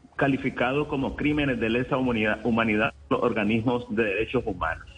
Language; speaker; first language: Spanish; native; Spanish